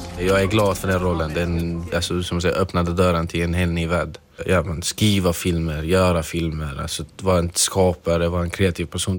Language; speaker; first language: Swedish; non-native, fluent; Arabic